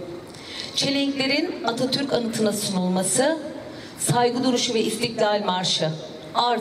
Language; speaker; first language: Turkish; native; Turkish